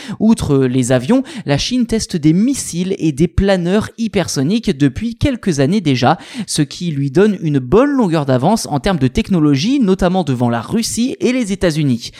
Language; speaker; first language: French; native; French